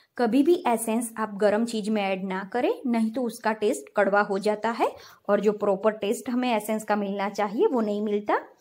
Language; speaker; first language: Hindi; non-native, local second language; Gujarati